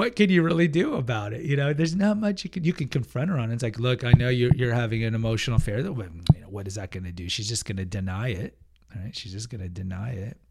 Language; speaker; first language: English; early bilingual, other home language; Spanish